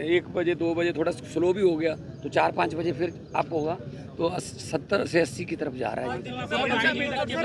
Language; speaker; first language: Hindi; non-native, local second language; Punjabi